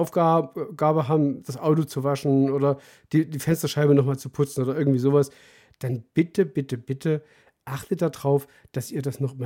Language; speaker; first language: German; native; German